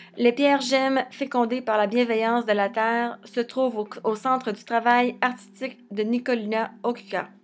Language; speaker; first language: French; native; French